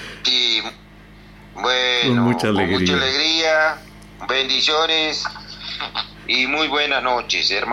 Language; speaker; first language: Spanish; non-native, local second language; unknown